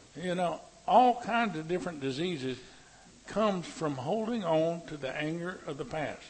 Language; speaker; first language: English; native; English